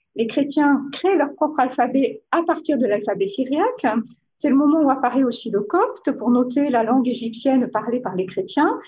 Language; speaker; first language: French; native; French